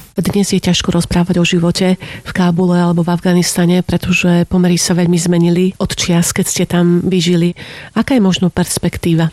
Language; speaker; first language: Slovak; native; Slovak